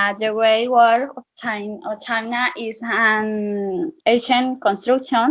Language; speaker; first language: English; non-native, learner; Spanish